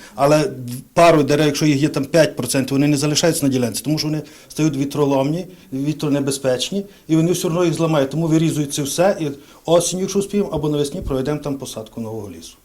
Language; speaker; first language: Ukrainian; native; Ukrainian